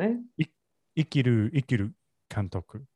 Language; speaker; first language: Japanese; non-native, learner; English